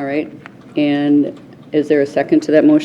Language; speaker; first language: English; native; English